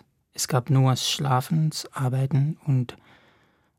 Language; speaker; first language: German; non-native, fluent; Arabic